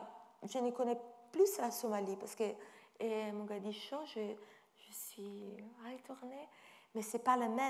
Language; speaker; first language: French; non-native, fluent; Italian